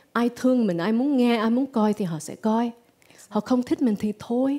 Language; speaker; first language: Vietnamese; early bilingual, heritage; Vietnamese